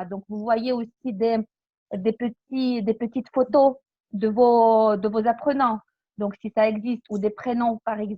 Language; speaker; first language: French; non-native, fluent; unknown